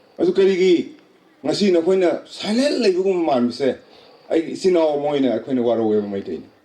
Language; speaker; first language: Manipuri; non-native, local second language; Tangkhul Naga (India)